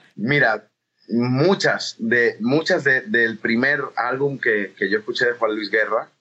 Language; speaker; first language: Spanish; native; Spanish